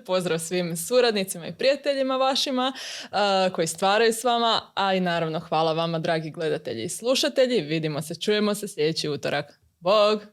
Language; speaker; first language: Croatian; native; Croatian